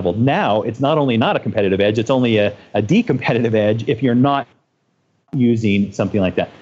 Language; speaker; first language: English; native; English